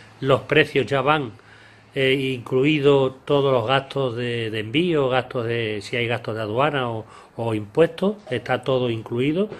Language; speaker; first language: Spanish; native; Spanish